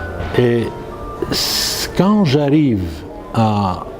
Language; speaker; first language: French; non-native, fluent; Greek